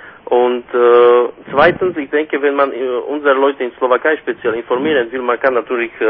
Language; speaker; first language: German; non-native, fluent; Slovak